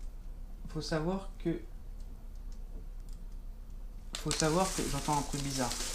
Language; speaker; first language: French; native; French